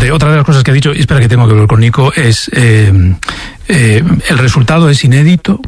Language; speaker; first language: Spanish; native; Spanish